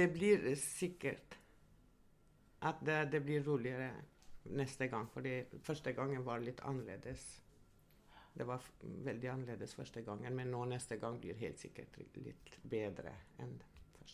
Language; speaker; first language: Norwegian; non-native, fluent; Albanian